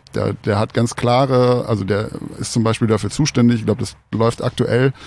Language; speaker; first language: German; native; German